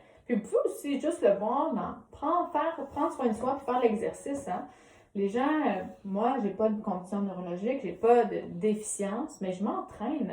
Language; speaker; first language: French; native; French